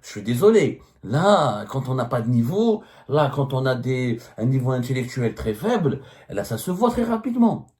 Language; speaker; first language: French; non-native, local second language; Arabic